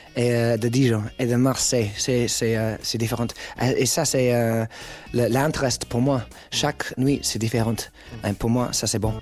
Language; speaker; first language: French; non-native, learner; English